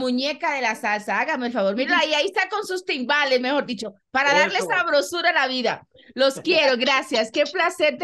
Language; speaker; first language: Spanish; native; Spanish